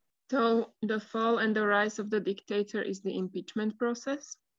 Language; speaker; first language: English; non-native, fluent; Slovak